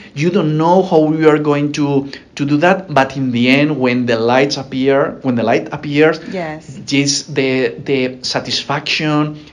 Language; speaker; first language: English; non-native, fluent; Spanish